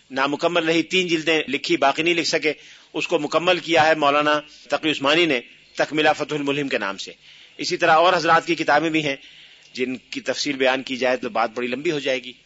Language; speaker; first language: Urdu; native; Urdu